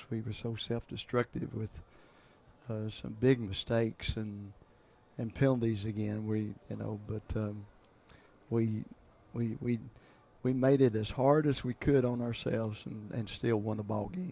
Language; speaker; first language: English; native; English